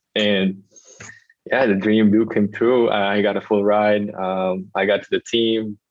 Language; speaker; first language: English; non-native, local second language; Filipino